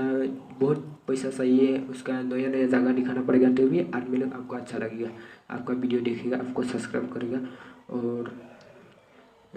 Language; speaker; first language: Hindi; non-native, local second language; Bodo